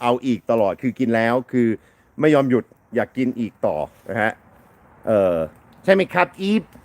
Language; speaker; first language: Thai; non-native, fluent; English